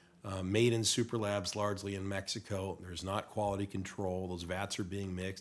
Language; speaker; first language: English; native; English